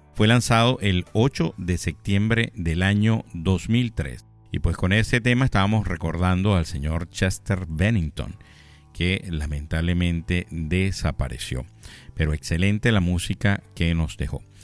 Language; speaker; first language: Spanish; native; Spanish